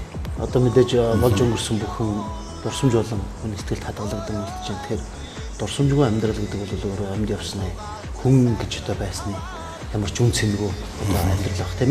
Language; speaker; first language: Mongolian; native; Mongolian